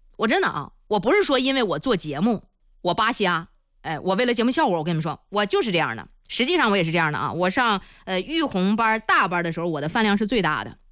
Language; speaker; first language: Chinese; native; Chinese